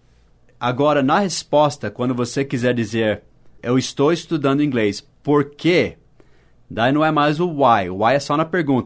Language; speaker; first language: Portuguese; non-native, fluent; English